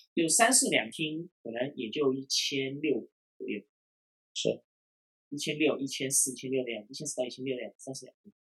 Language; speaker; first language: Chinese; non-native, local second language; Cantonese